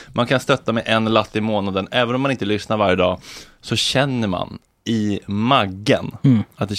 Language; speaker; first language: Swedish; native; Swedish